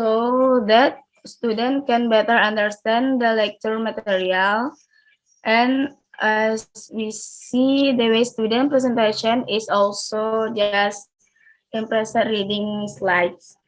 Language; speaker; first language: English; non-native, learner; Indonesian